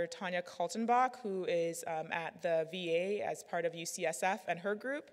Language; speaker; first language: English; native; English